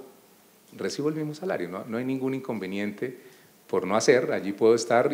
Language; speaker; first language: Spanish; native; Spanish